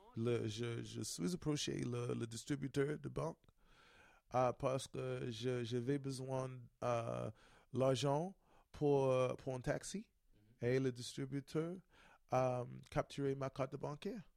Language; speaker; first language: French; non-native, learner; English